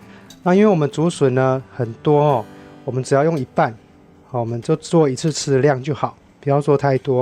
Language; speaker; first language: Chinese; native; Chinese